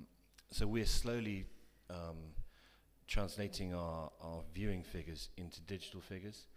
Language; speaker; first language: English; native; English